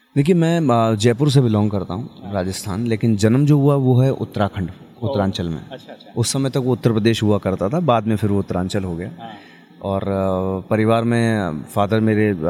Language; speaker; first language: Hindi; native; Hindi